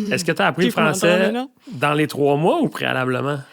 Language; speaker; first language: French; native; French